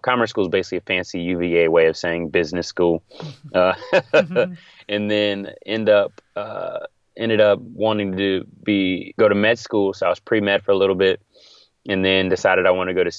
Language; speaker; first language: English; native; English